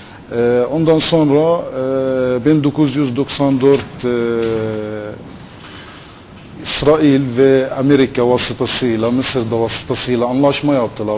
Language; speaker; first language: Turkish; non-native, fluent; Arabic